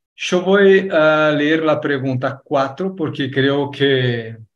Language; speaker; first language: Spanish; native; Spanish